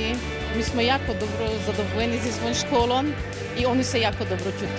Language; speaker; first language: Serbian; early bilingual, heritage; Croatian